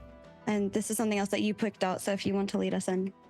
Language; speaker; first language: English; native; English